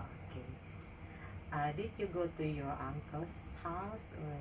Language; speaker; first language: English; non-native, learner; Indonesian